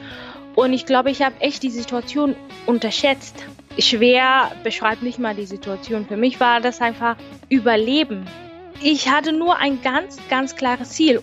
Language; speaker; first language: German; non-native, fluent; Swahili